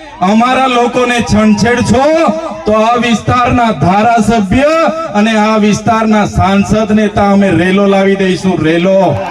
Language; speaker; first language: Gujarati; non-native, local second language; Vasavi